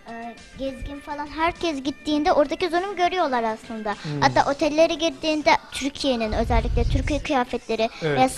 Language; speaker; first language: Turkish; early bilingual, other home language; Uyghur